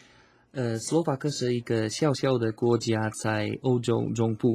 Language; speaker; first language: Chinese; non-native, fluent; Slovak